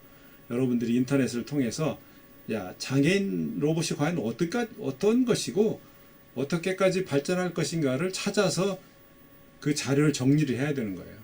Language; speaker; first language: Korean; native; Korean